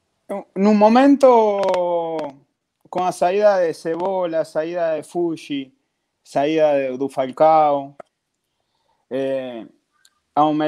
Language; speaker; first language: Portuguese; non-native, fluent; Spanish